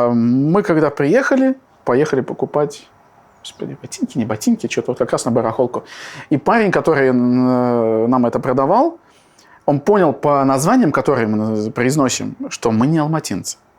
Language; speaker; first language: Russian; native; Russian